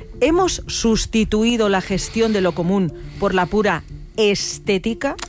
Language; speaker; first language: Spanish; native; Spanish